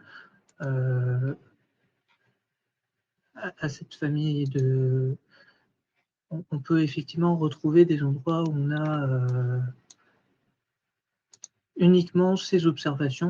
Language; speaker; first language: French; native; French